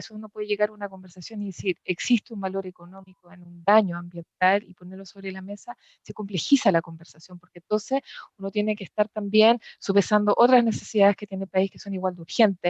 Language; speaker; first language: Spanish; native; Spanish